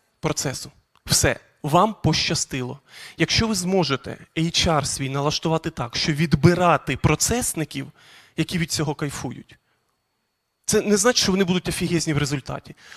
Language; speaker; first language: Ukrainian; non-native, local second language; Russian